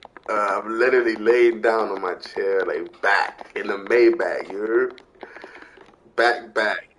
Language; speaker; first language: English; native; English